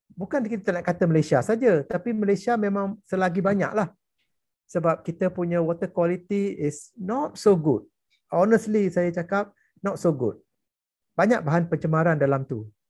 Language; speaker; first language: Malay; native; Malay